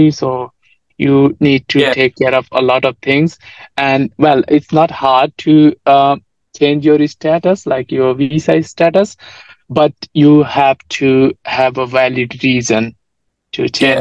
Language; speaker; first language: English; non-native, local second language; Nepali